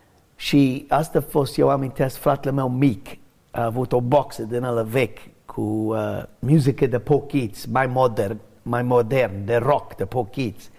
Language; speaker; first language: Romanian; non-native, learner; English